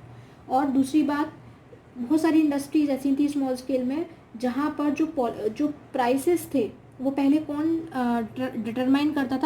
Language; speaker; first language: Hindi; native; Hindi